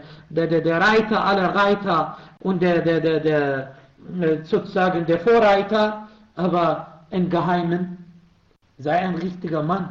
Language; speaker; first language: German; non-native, fluent; Arabic